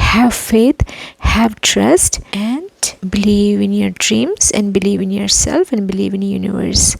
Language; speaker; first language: English; non-native, local second language; Malayalam